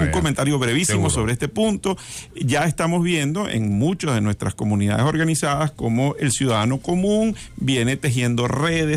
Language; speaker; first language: Spanish; native; Spanish